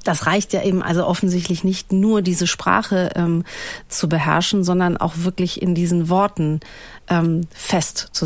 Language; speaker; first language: German; native; German